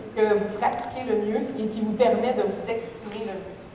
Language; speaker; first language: French; native; French